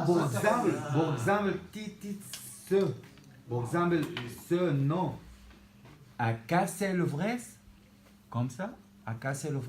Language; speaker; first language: French; non-native, learner; Arabic